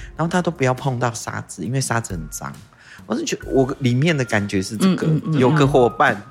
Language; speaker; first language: Chinese; non-native, local second language; Min Nan Chinese